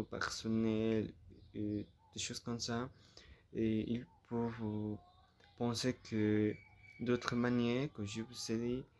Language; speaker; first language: French; non-native, learner; Spanish